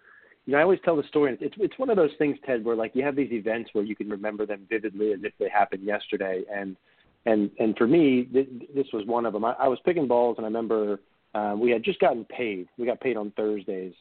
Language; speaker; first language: English; native; English